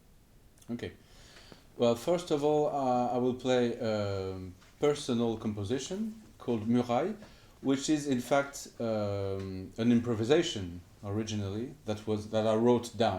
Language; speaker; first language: English; non-native, fluent; French